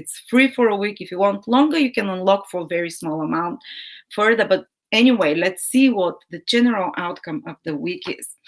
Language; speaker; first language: English; non-native, fluent; Bulgarian